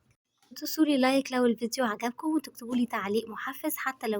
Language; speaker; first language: Arabic; native; Arabic